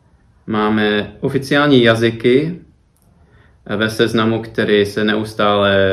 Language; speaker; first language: Czech; non-native, fluent; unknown